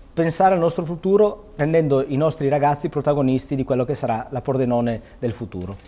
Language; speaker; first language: Italian; native; Italian